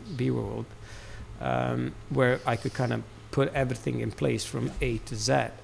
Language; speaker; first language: English; non-native, fluent; Serbian